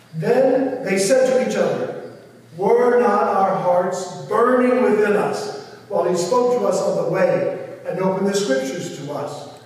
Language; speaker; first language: English; native; English